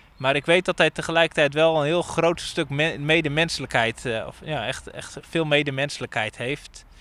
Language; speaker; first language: Dutch; native; Dutch